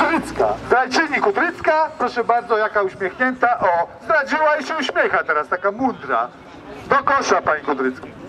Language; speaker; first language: Polish; native; Polish